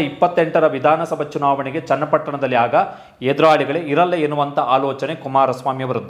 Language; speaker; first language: Kannada; native; Kannada